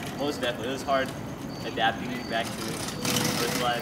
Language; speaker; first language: English; native; English